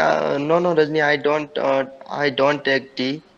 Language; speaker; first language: English; non-native, learner; Hindi